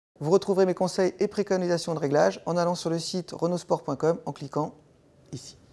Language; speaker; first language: French; native; French